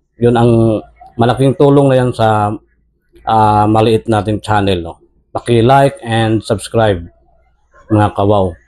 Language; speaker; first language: Filipino; non-native, local second language; Cebuano